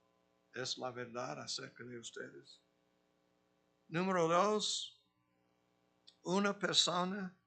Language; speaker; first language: Spanish; non-native, fluent; English